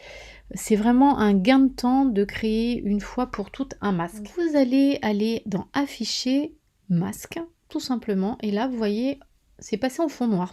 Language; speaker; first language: French; native; French